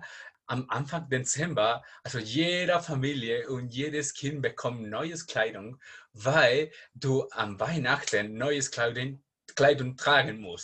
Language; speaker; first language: German; non-native, learner; Spanish